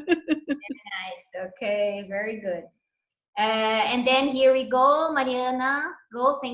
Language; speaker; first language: English; non-native, fluent; Portuguese